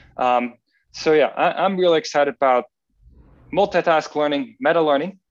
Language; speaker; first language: English; non-native, fluent; Dutch